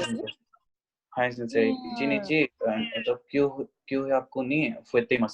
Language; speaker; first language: Japanese; non-native, learner; Hindi